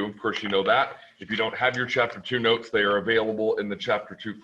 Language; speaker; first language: English; native; English